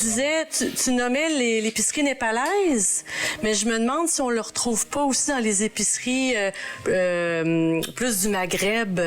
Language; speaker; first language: French; native; French